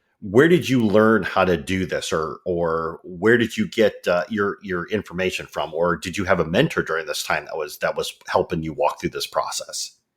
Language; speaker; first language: English; native; English